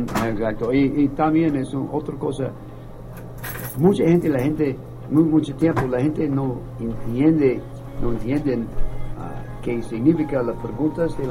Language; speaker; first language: Spanish; non-native, learner; English